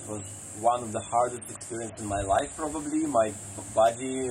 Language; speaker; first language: English; non-native, fluent; Russian